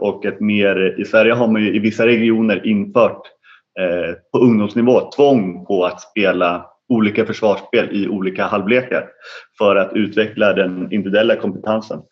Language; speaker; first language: Swedish; native; Swedish